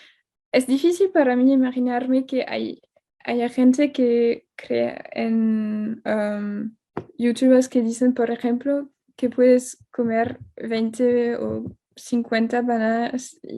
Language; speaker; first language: Spanish; non-native, fluent; French